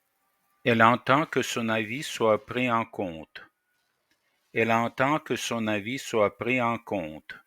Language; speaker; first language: French; non-native, fluent; Russian